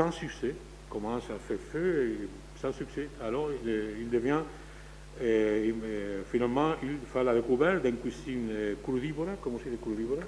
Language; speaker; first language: French; non-native, fluent; Spanish